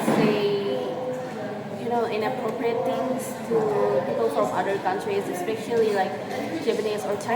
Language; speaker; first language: English; non-native, learner; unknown